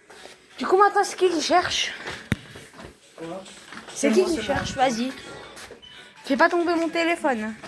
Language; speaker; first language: French; native; French